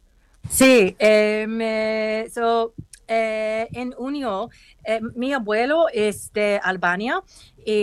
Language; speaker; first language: Spanish; non-native, learner; English